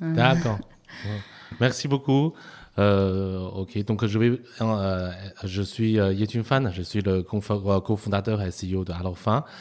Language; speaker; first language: French; non-native, fluent; Chinese